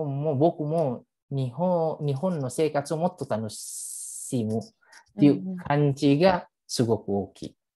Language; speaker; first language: Japanese; non-native, fluent; Indonesian